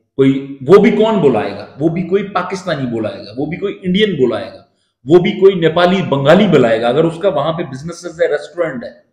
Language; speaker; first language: Urdu; non-native, local second language; Punjabi